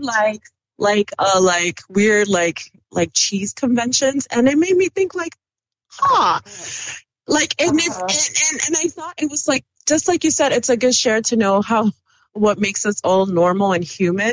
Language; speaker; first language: English; early bilingual, other home language; Spanish